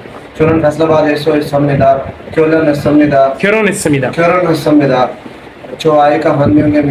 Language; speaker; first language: Korean; non-native, learner; Punjabi